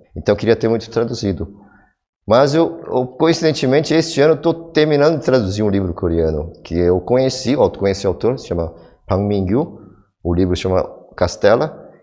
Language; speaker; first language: Portuguese; early bilingual, other home language; Korean